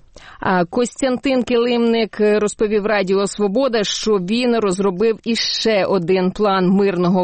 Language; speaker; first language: Ukrainian; native; Ukrainian